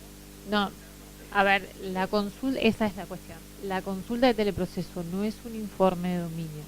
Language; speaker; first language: Spanish; native; Spanish